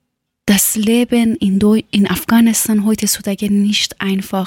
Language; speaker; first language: German; non-native, learner; Persian